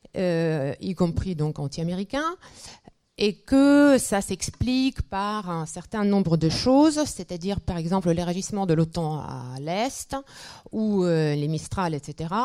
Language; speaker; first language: French; non-native, fluent; Russian